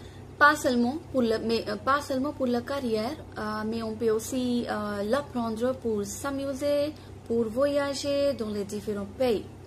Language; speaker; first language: French; non-native, fluent; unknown